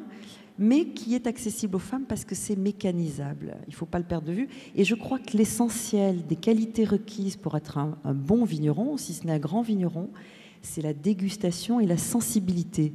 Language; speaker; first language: French; native; French